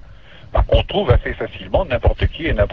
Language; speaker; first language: French; native; French